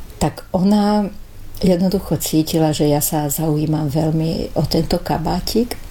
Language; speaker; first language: Slovak; early bilingual, heritage; Slovak